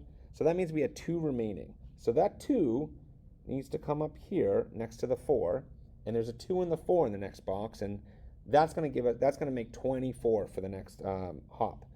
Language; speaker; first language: English; native; English